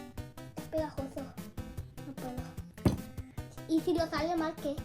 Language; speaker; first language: Spanish; native; Spanish